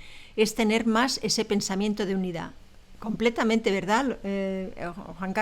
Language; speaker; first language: Spanish; native; Spanish